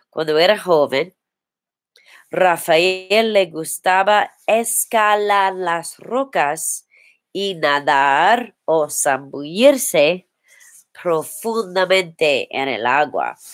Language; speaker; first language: Spanish; non-native, learner; English